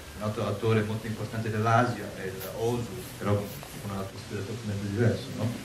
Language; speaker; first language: Italian; non-native, learner; Chinese